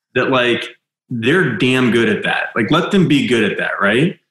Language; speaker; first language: English; native; English